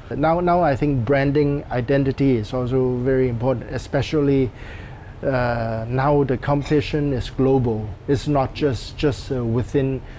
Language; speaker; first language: English; non-native, local second language; Cantonese